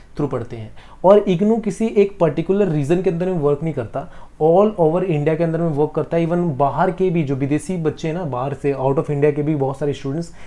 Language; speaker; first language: Hindi; native; Hindi